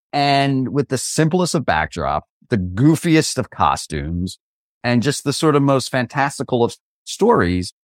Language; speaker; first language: English; native; English